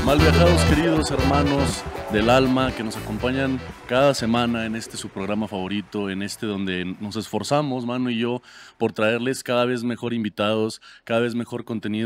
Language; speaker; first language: Spanish; native; Spanish